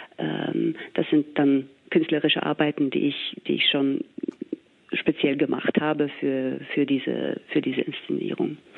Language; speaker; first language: German; non-native, fluent; English